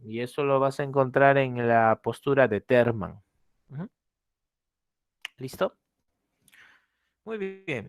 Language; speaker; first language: Spanish; native; Spanish